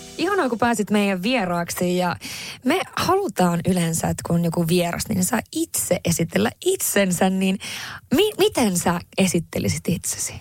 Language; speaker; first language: Finnish; early bilingual, heritage; Swedish